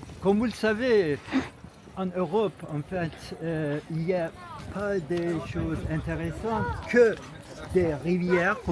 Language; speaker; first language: French; non-native, fluent; Turkish